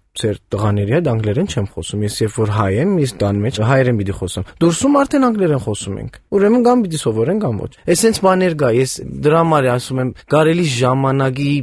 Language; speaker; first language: Armenian; early bilingual, heritage; Armenian